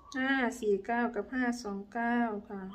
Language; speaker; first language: Thai; non-native, local second language; Northeastern Thai